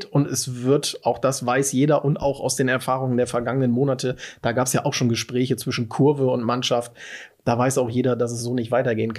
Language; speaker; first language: German; native; German